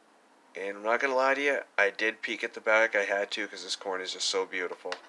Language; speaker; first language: English; native; English